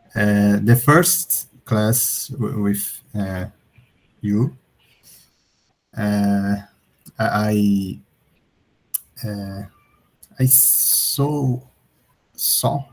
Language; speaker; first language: English; non-native, learner; Portuguese